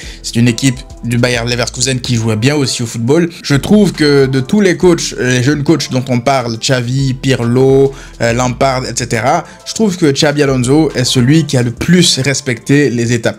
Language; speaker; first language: French; native; French